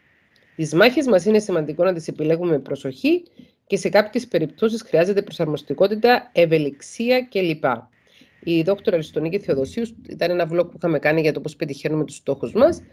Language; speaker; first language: Greek; native; Greek